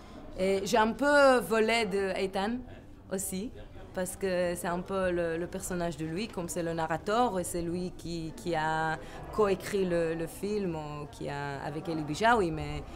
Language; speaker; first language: French; non-native, fluent; Hebrew